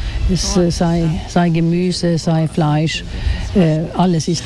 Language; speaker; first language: German; non-native, fluent; Swedish